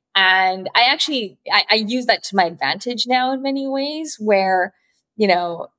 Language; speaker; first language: English; native; English